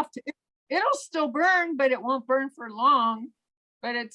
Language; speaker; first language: English; native; English